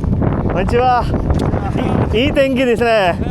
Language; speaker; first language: Japanese; non-native, learner; Hindi